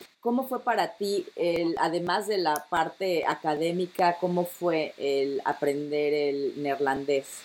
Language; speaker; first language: Spanish; native; Spanish